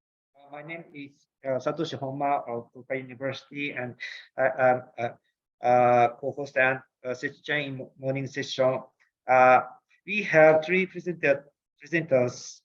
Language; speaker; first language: English; non-native, learner; Japanese